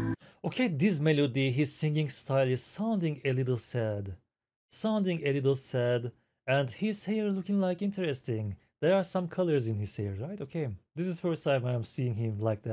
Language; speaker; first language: English; non-native, fluent; Turkish